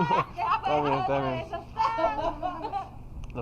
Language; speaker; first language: Spanish; non-native, learner; English